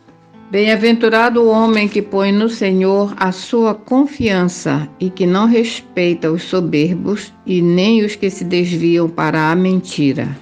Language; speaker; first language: Portuguese; native; Portuguese